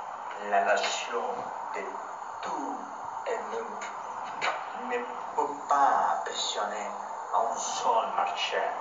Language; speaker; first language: French; non-native, learner; Spanish